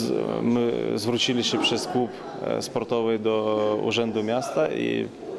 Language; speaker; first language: Polish; non-native, learner; Ukrainian